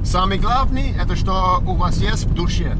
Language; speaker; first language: Russian; non-native, learner; English